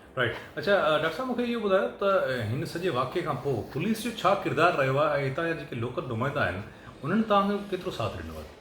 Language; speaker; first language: Sindhi; native; Sindhi